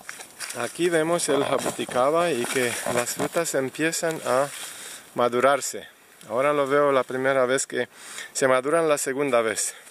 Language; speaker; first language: Spanish; non-native, fluent; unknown